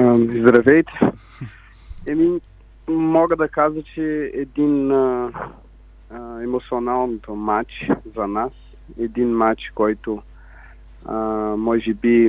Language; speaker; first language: Bulgarian; non-native, learner; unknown